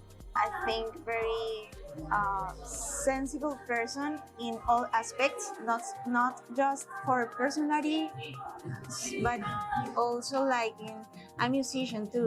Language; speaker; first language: English; non-native, learner; Spanish